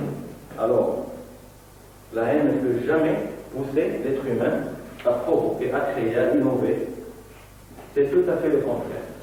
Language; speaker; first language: French; non-native, local second language; Arabic